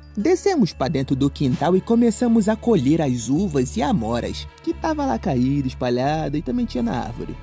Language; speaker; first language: Portuguese; native; Portuguese